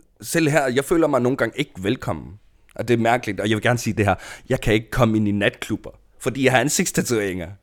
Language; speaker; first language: Danish; non-native, local second language; Kalaallisut